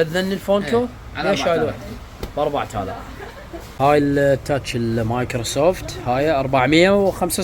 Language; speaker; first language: Arabic; native; Arabic